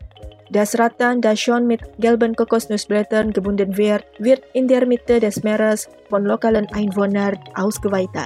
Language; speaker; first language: German; non-native, fluent; Indonesian